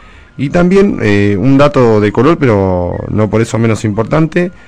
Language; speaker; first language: Spanish; native; Spanish